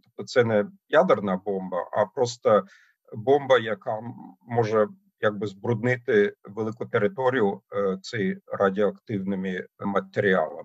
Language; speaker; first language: Ukrainian; non-native, fluent; German